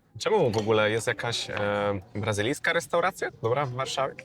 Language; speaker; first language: Polish; native; Polish